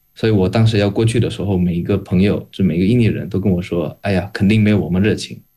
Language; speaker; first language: Chinese; early bilingual, heritage; Chinese